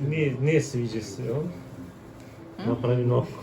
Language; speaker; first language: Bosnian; non-native, learner; Turkish